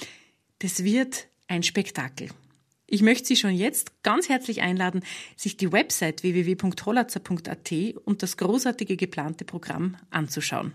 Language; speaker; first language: German; native; German